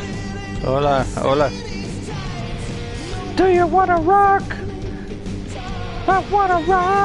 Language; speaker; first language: English; native; English